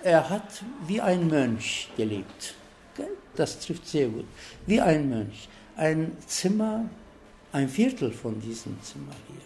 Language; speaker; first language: German; non-native, fluent; Turkish